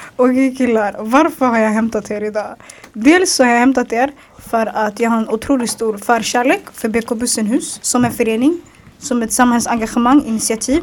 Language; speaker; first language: Swedish; early bilingual, other home language; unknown